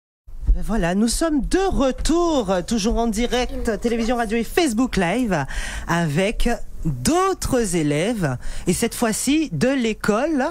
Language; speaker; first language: French; native; French